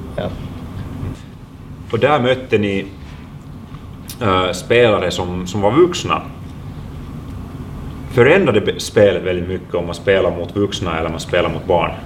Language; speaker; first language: Swedish; non-native, local second language; Finnish